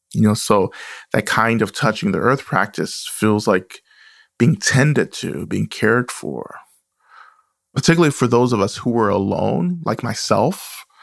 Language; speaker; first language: English; native; English